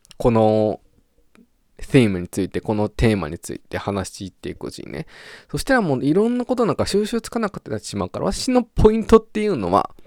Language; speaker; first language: Japanese; native; Japanese